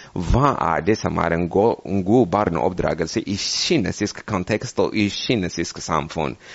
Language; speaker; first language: Norwegian; non-native, fluent; Amharic